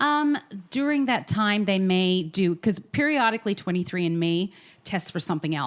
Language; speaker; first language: English; native; English